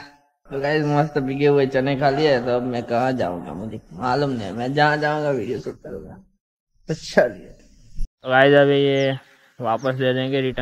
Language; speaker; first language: Hindi; native; Hindi